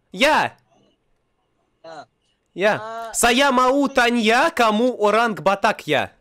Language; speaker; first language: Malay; non-native, learner; Russian